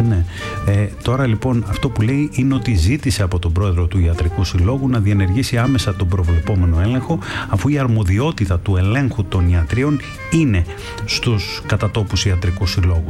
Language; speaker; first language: Greek; native; Greek